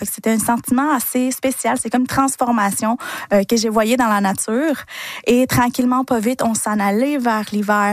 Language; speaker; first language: French; non-native, fluent; Spanish